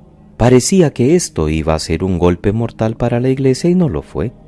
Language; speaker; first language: Spanish; native; Spanish